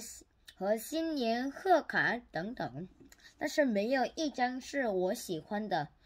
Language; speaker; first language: Chinese; non-native, learner; Korean